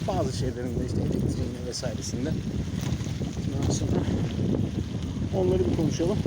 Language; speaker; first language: Turkish; native; Turkish